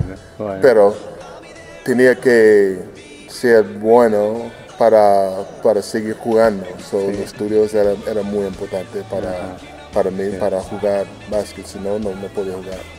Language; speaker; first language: Spanish; non-native, fluent; English